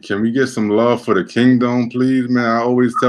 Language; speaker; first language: English; native; English